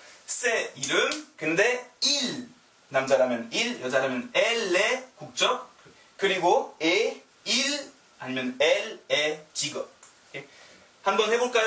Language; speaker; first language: Korean; non-native, learner; French